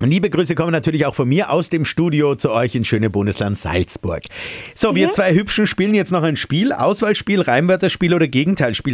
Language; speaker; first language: German; native; German